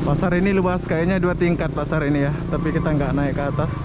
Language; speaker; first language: Malay; native; Malay